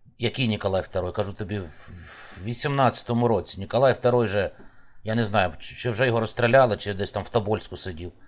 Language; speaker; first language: Ukrainian; native; Ukrainian